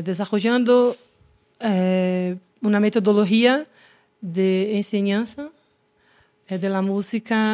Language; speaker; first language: Spanish; non-native, learner; Portuguese